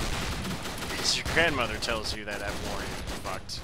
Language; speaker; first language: English; native; English